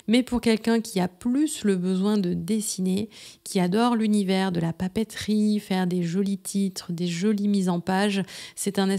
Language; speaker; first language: French; native; French